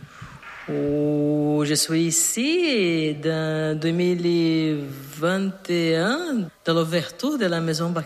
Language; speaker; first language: French; non-native, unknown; Portuguese